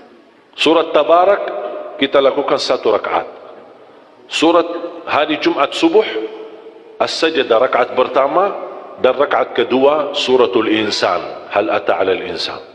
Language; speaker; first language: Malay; non-native, fluent; Arabic